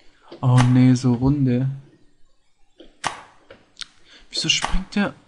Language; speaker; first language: German; native; German